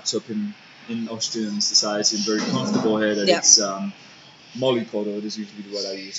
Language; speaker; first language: English; native; English